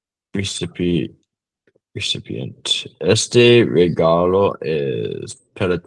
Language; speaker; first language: Spanish; non-native, learner; English